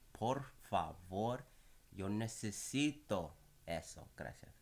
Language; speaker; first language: Spanish; non-native, learner; English